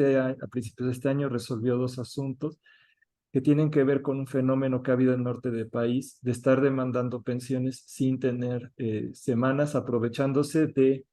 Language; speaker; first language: Spanish; native; Spanish